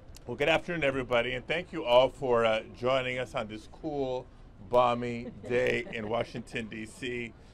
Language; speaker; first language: English; early bilingual, other home language; Spanish